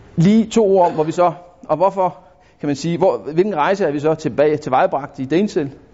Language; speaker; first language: Danish; native; Danish